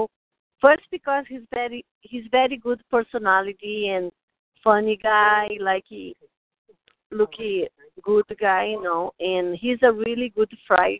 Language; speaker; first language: English; non-native, learner; Portuguese